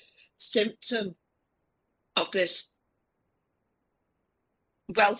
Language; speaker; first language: English; native; English